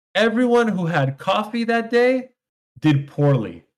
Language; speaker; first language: English; non-native, fluent; Hebrew